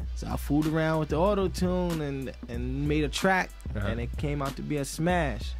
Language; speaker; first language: English; native; English